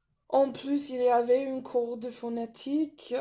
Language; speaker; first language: French; non-native, fluent; English